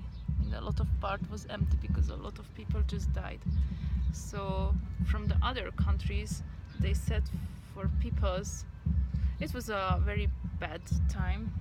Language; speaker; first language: English; non-native, learner; Hungarian